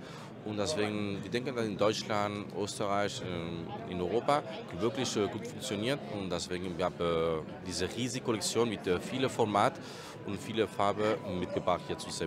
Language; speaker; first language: German; non-native, learner; Spanish